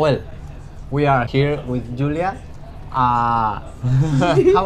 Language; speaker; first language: English; non-native, learner; Spanish